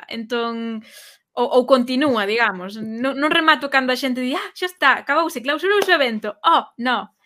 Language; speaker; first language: Galician; native; Galician